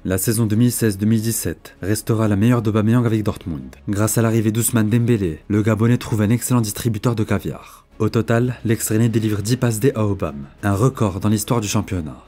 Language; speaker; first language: French; native; French